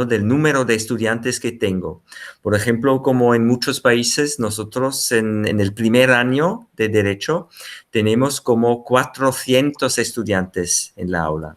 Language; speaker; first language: Spanish; non-native, fluent; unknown